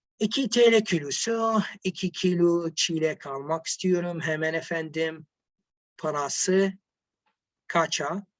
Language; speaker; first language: Turkish; non-native, fluent; Arabic